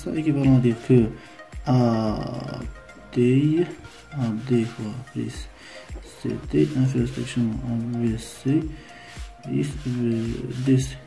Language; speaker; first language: French; non-native, local second language; Arabic